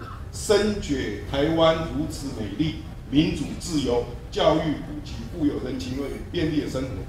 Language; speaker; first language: Chinese; native; Chinese